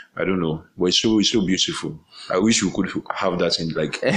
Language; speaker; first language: English; non-native, local second language; Yoruba